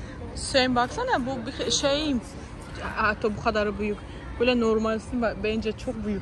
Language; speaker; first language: Turkish; non-native, learner; Tajik